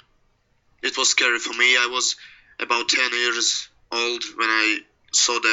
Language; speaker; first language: English; non-native, learner; Russian